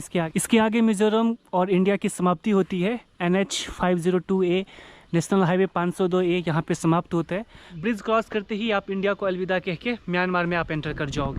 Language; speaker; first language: Hindi; native; Hindi